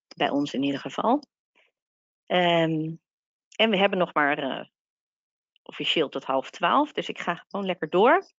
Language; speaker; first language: Dutch; native; Dutch